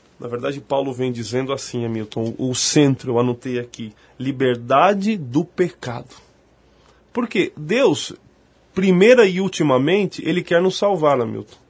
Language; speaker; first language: Portuguese; native; Portuguese